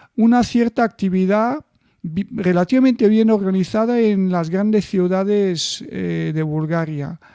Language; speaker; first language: Spanish; non-native, fluent; Bulgarian